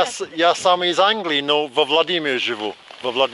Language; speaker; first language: Russian; non-native, fluent; English